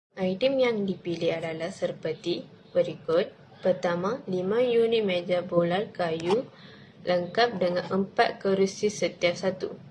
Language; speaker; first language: Malay; non-native, local second language; Tamil